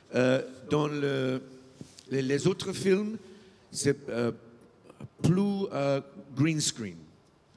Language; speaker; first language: French; non-native, learner; English